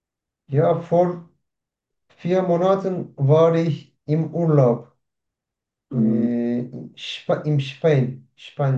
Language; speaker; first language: German; non-native, learner; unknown